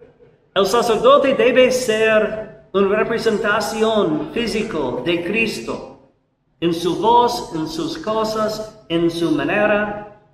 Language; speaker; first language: Spanish; non-native, learner; English